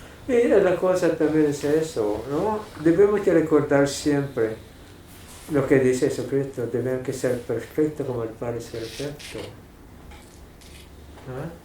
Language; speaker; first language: Spanish; non-native, fluent; English